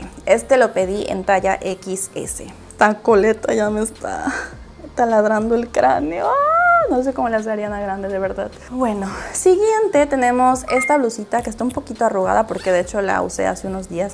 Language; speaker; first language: Spanish; native; Spanish